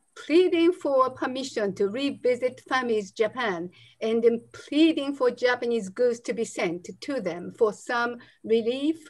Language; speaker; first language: English; non-native, fluent; Japanese